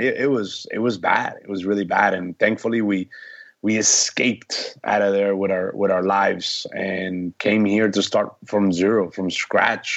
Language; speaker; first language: English; early bilingual, other home language; Spanish